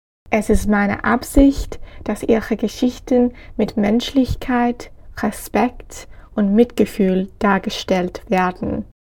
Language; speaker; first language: German; non-native, fluent; English